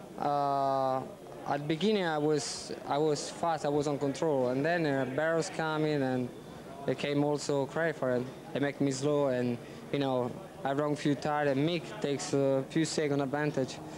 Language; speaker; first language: English; non-native, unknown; Italian